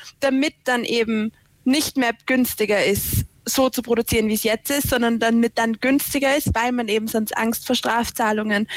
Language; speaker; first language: German; native; German